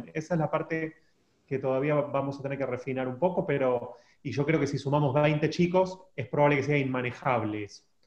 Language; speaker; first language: Spanish; native; Spanish